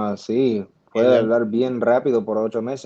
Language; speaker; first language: Spanish; non-native, fluent; English